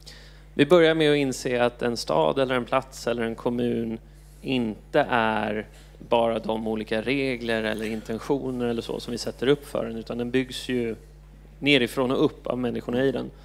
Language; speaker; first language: Swedish; native; Swedish